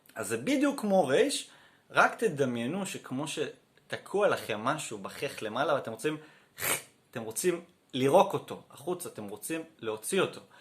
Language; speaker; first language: Hebrew; native; Hebrew